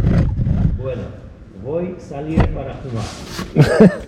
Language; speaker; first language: Spanish; non-native, fluent; Polish